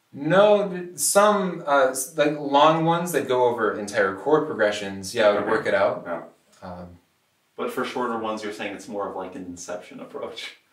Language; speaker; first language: English; native; English